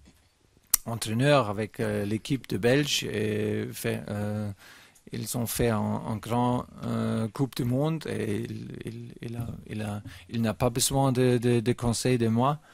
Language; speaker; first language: French; non-native, fluent; German